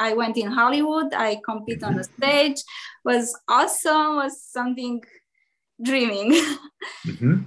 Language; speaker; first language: English; non-native, learner; Romanian